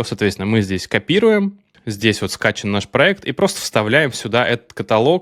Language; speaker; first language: Russian; native; Russian